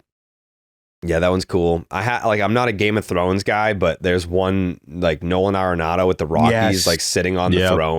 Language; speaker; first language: English; native; English